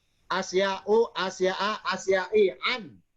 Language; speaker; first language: Arabic; non-native, fluent; Indonesian